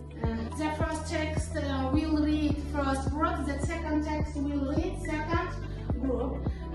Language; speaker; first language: English; non-native, learner; Kazakh